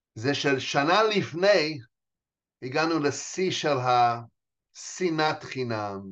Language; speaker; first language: Hebrew; non-native, fluent; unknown